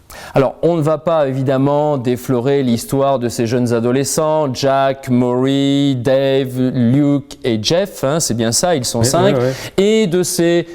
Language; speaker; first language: French; native; French